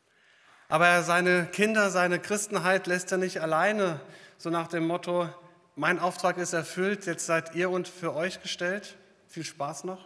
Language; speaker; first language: German; native; German